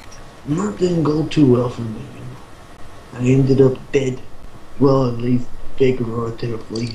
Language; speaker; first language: English; native; English